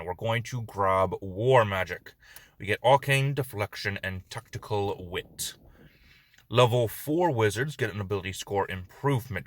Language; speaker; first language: English; native; English